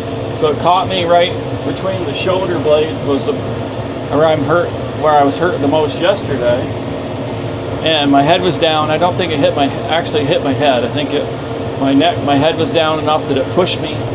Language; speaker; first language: English; native; English